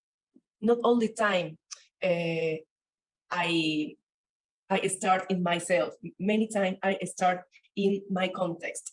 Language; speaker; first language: English; non-native, learner; Spanish